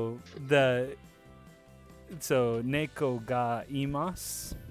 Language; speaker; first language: Japanese; non-native, fluent; English